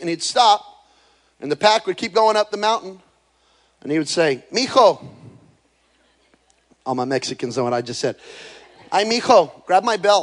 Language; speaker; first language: English; native; English